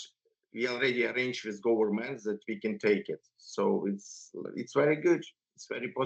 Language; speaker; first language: English; non-native, fluent; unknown